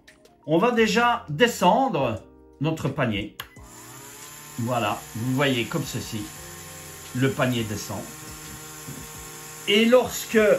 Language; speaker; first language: French; native; French